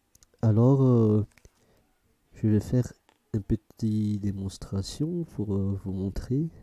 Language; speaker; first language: French; non-native, fluent; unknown